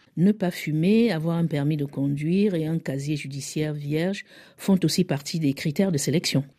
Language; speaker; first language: French; native; French